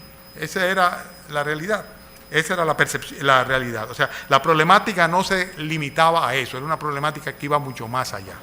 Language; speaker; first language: Spanish; native; Spanish